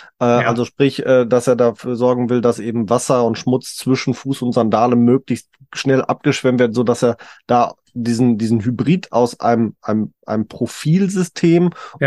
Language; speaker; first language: German; native; German